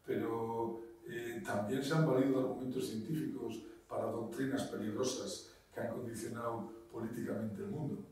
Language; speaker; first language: Spanish; native; Spanish